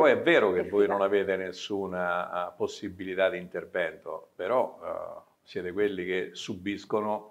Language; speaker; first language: Italian; native; Italian